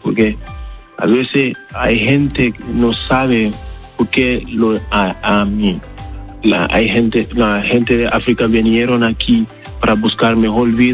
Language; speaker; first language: Spanish; non-native, learner; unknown